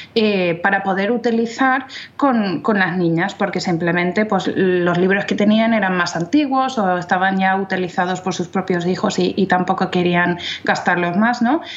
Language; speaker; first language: Spanish; non-native, fluent; English